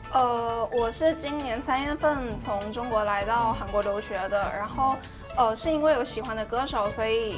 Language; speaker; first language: Chinese; native; Chinese